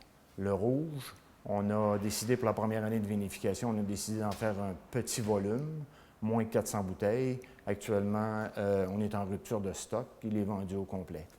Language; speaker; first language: French; native; French